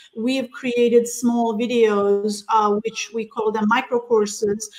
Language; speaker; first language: English; non-native, fluent; Turkish